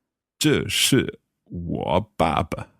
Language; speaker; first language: Chinese; non-native, learner; English